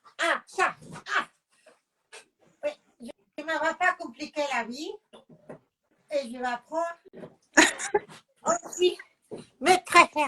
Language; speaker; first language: French; non-native, fluent; Spanish